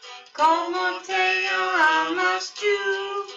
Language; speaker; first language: Spanish; non-native, learner; English